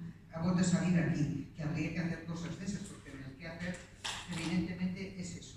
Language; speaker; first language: Spanish; native; Spanish